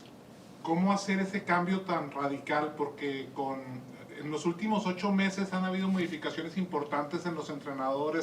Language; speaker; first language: Spanish; native; Spanish